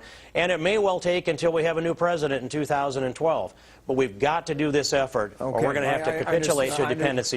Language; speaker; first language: English; native; English